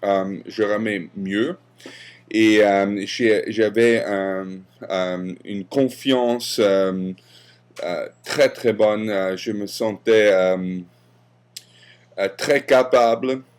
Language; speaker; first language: French; non-native, fluent; German